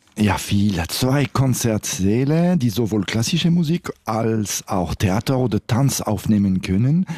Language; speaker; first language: German; non-native, local second language; French